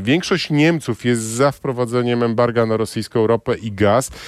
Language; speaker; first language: Polish; native; Polish